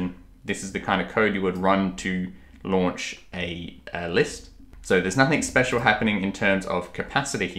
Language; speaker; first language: English; native; English